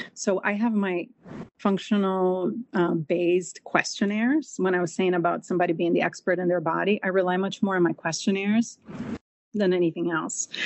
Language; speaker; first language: English; non-native, fluent; Portuguese